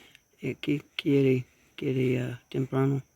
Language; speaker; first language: Spanish; non-native, learner; English